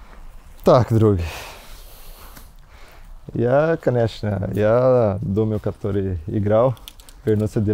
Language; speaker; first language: Russian; non-native, learner; Portuguese